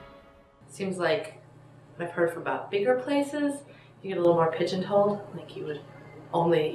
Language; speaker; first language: English; native; English